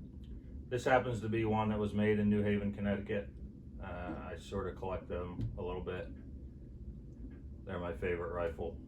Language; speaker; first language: English; native; English